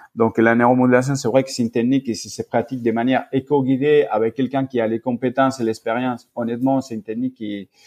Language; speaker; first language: French; non-native, fluent; Spanish